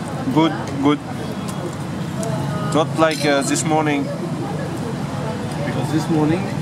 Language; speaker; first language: English; non-native, learner; French